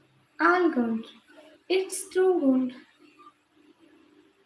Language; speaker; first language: English; non-native, learner; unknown